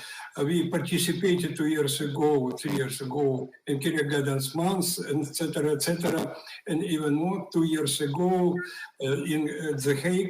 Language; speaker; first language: English; non-native, fluent; Ukrainian